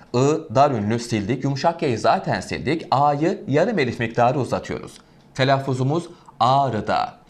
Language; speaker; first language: Turkish; native; Turkish